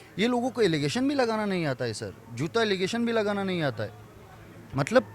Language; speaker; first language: Hindi; non-native, fluent; Persian